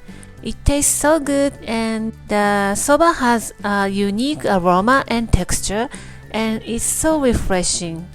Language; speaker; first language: English; non-native, fluent; Japanese